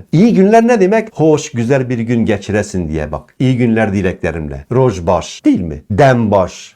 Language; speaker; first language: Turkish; non-native, local second language; Kurdish